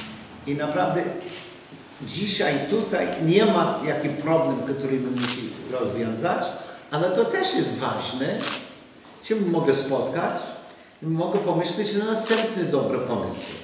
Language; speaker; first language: Polish; non-native, learner; English